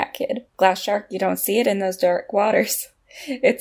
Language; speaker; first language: English; native; English